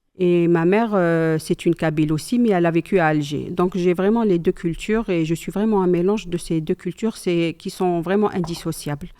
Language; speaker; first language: French; non-native, local second language; Kabyle